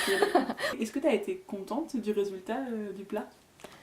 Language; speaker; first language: French; native; French